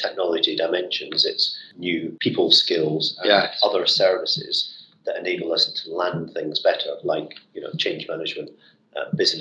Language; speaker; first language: English; native; English